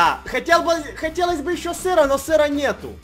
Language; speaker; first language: Russian; native; Russian